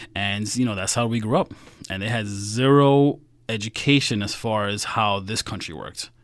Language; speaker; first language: English; native; English